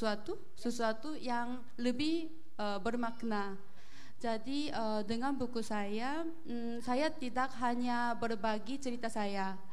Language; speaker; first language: Indonesian; non-native, learner; Korean